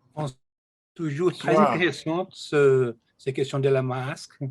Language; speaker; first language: French; non-native, learner; Portuguese